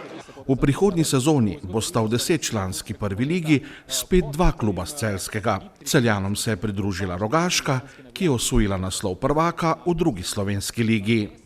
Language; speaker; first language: Slovenian; native; Slovenian